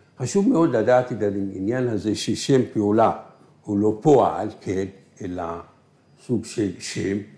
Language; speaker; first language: Hebrew; non-native, local second language; Arabic